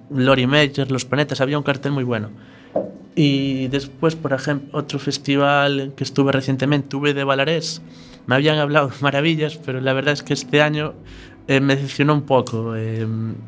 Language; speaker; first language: Spanish; native; Spanish